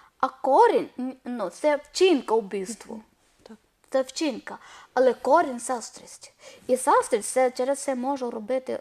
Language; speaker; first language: Ukrainian; non-native, learner; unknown